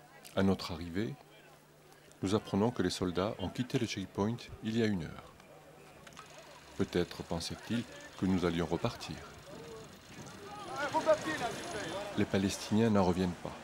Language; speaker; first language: French; native; French